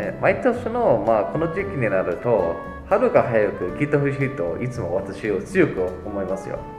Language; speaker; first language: Japanese; non-native, fluent; English